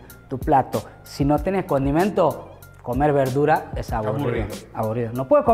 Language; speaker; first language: Spanish; non-native, learner; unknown